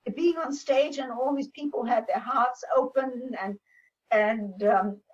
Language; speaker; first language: English; non-native, local second language; German